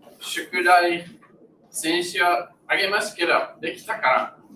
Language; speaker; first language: Japanese; non-native, learner; English